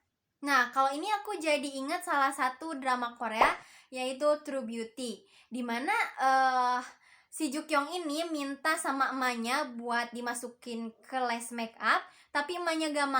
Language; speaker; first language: Indonesian; native; Indonesian